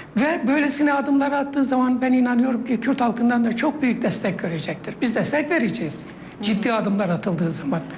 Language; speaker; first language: Turkish; non-native, local second language; Kurdish